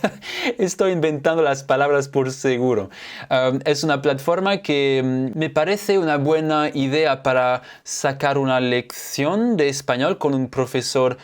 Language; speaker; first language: Spanish; non-native, fluent; French